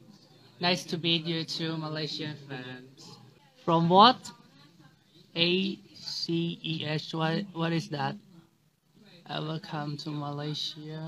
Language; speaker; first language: English; non-native, learner; Thai